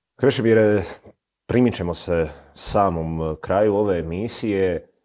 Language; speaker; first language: Croatian; native; Croatian